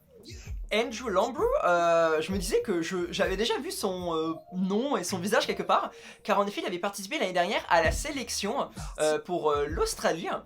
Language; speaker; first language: French; native; French